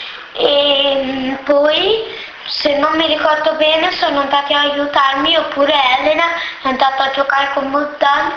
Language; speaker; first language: Italian; early bilingual, other home language; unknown